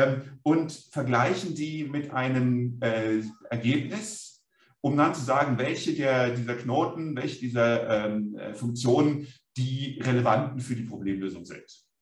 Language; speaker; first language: German; native; German